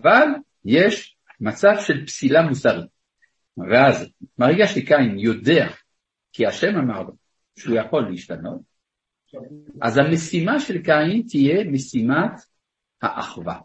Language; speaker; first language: Hebrew; non-native, fluent; French